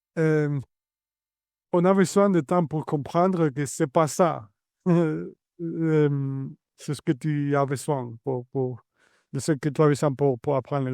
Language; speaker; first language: French; non-native, fluent; Spanish